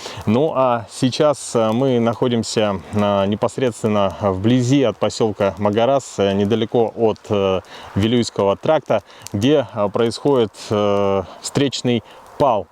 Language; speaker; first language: Russian; native; Russian